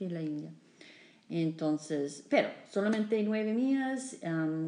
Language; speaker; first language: Spanish; non-native, fluent; English